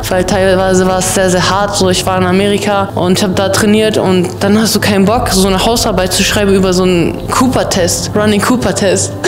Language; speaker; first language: German; early bilingual, other home language; Russian